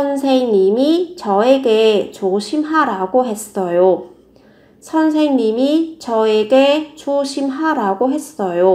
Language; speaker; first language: Korean; non-native, fluent; Vietnamese